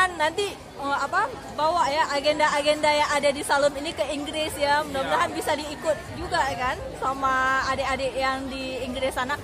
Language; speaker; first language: Indonesian; native; Indonesian